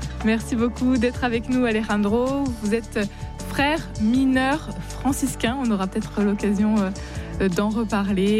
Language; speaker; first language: French; native; French